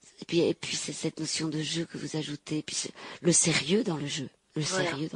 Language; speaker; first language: French; native; French